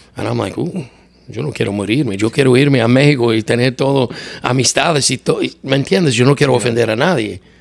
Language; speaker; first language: Spanish; non-native, learner; English